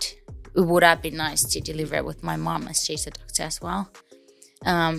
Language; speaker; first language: English; non-native, fluent; Finnish